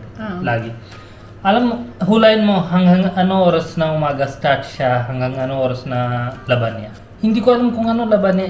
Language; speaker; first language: Filipino; non-native, learner; Hindi